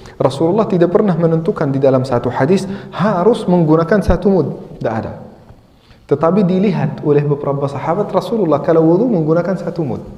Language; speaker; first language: Indonesian; non-native, fluent; Arabic